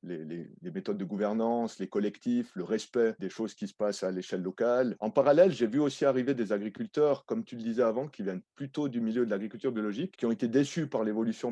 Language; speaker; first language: French; native; French